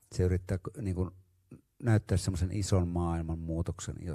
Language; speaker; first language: Finnish; native; Finnish